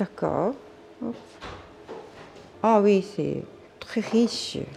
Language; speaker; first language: French; non-native, learner; Japanese